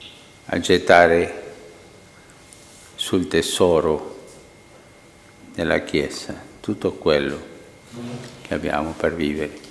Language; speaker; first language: Italian; non-native, fluent; Spanish